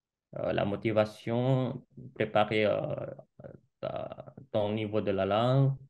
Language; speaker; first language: French; non-native, fluent; Indonesian